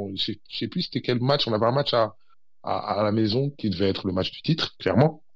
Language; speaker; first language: French; early bilingual, other home language; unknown